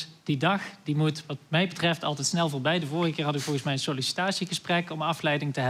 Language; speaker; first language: Dutch; native; Dutch